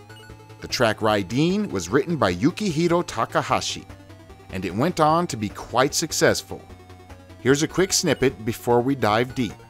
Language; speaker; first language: English; native; English